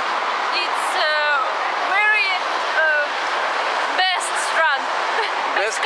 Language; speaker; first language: English; non-native, learner; Russian